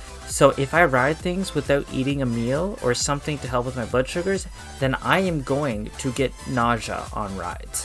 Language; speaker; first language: English; native; English